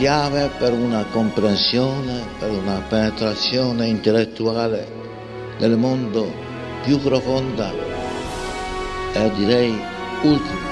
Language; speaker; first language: Italian; non-native, fluent; Polish